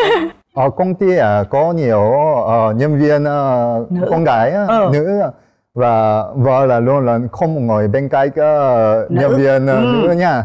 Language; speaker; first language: Vietnamese; non-native, learner; Korean